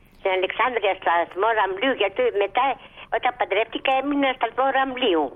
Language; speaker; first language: Greek; early bilingual, heritage; Greek